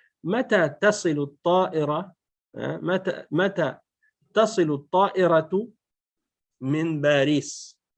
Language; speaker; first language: Arabic; non-native, fluent; French